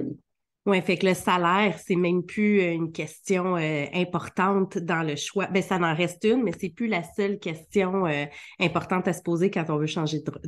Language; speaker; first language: French; native; French